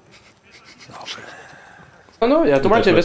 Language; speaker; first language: Polish; non-native, learner; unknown